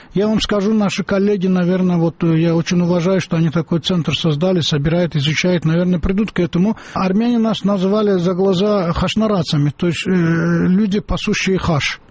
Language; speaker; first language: Russian; non-native, local second language; Azerbaijani